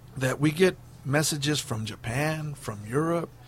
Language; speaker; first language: English; early bilingual, other home language; Spanish